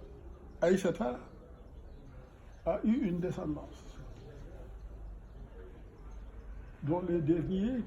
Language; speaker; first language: French; non-native, local second language; Fula